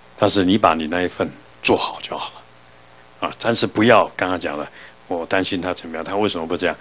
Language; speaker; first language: Chinese; native; Chinese